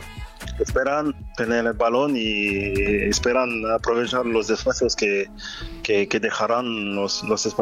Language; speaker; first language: Spanish; non-native, fluent; French